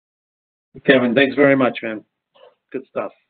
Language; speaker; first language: English; native; English